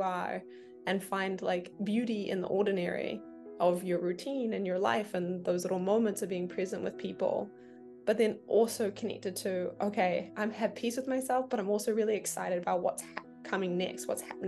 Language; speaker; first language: English; native; English